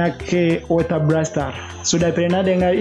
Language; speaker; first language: Indonesian; non-native, learner; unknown